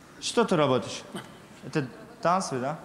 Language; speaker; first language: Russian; non-native, learner; Turkish